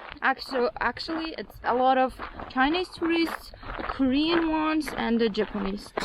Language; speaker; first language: English; non-native, learner; Kazakh